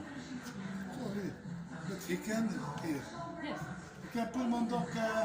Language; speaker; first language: English; non-native, learner; Dutch